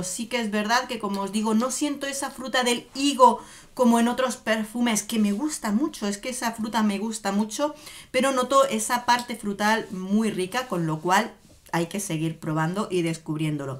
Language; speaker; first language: Spanish; native; Spanish